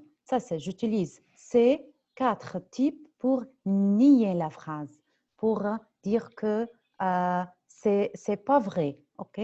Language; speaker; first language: French; non-native, fluent; Arabic